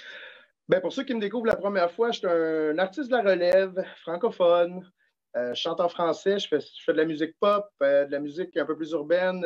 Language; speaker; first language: French; native; French